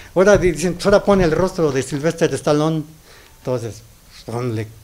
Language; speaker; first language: Spanish; native; Spanish